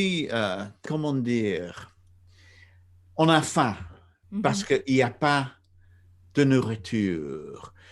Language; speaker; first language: French; non-native, fluent; English